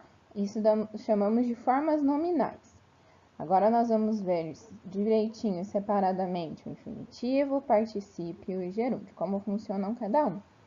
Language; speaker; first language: Portuguese; native; Portuguese